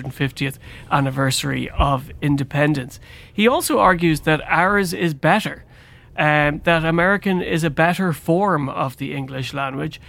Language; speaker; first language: English; native; English